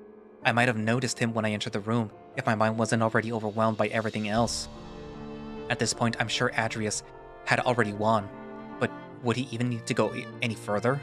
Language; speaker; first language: English; native; English